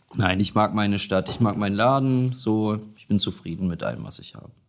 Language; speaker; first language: German; native; German